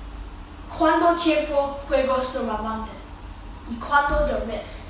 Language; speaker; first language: Spanish; non-native, learner; English